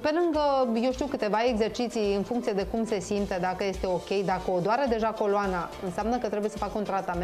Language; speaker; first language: Romanian; native; Romanian